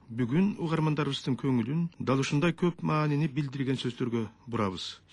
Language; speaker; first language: Kyrgyz; native; Kyrgyz